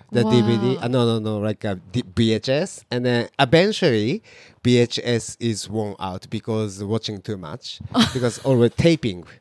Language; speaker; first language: English; non-native, learner; Japanese